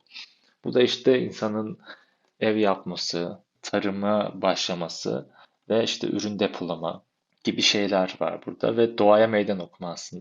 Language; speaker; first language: Turkish; native; Turkish